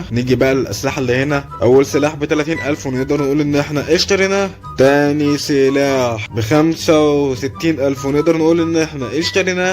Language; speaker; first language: Arabic; native; Arabic